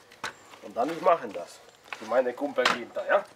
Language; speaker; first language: German; non-native, learner; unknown